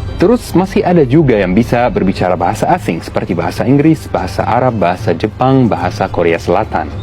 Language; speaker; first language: Indonesian; non-native, fluent; Arabic